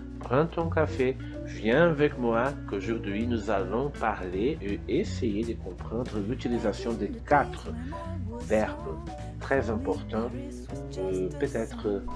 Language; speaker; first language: French; non-native, fluent; Portuguese